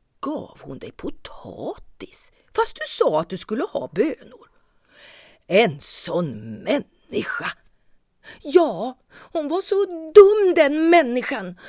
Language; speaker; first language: Swedish; native; Swedish